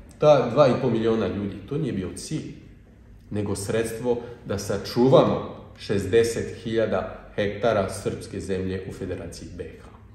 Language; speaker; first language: Bosnian; non-native, fluent; French